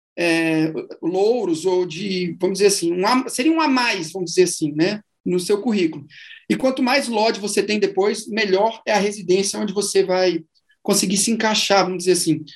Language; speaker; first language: Portuguese; native; Portuguese